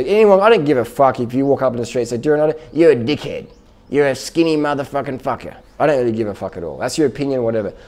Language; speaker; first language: English; native; English